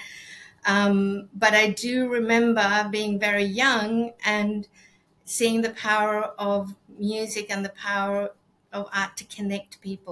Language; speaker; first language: English; non-native, fluent; Spanish